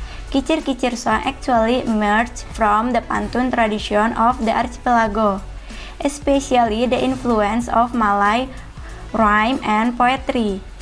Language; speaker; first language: English; non-native, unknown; Indonesian